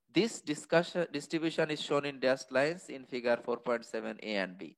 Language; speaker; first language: English; non-native, local second language; Bangla